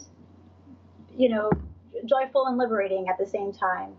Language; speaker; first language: English; native; English